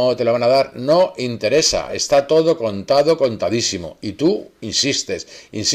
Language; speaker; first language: Spanish; native; Spanish